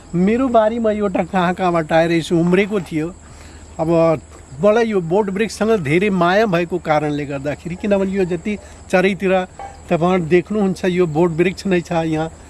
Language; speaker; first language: Nepali; non-native, local second language; Rana Tharu